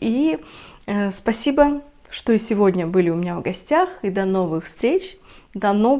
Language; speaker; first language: Russian; native; Russian